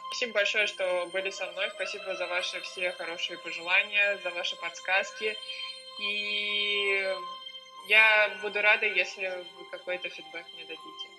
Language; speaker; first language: Russian; native; Russian